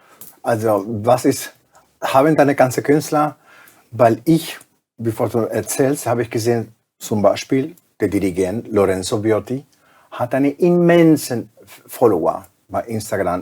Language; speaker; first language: German; non-native, fluent; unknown